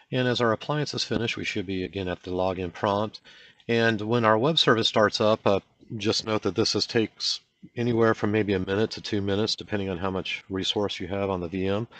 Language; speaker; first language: English; native; English